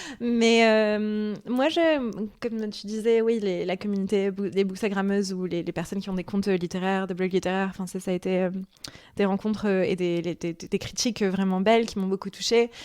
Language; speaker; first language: French; non-native, local second language; Arabic